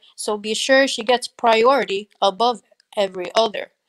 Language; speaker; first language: English; native; English